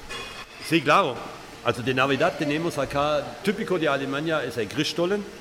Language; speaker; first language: Spanish; non-native, fluent; German